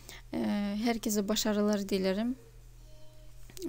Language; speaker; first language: Turkish; non-native, fluent; Russian